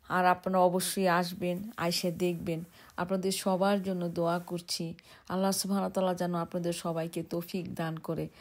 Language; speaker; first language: Bangla; early bilingual, heritage; Bangla